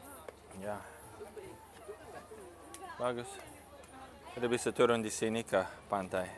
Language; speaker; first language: Indonesian; non-native, fluent; English